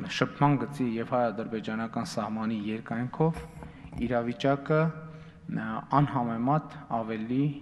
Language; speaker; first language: Armenian; native; Armenian